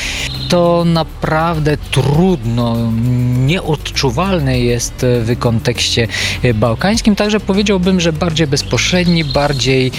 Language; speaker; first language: Polish; non-native, fluent; Bulgarian